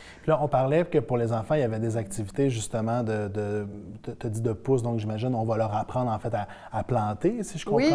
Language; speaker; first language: French; native; French